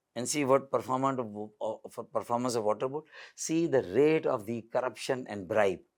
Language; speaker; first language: English; non-native, local second language; Urdu